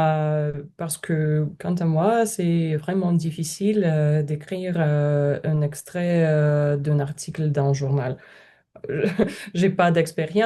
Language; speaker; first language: French; non-native, learner; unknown